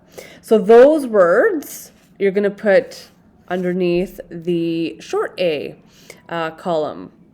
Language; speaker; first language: English; native; English